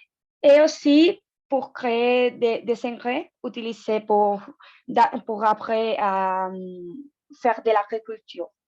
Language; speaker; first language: French; non-native, learner; Spanish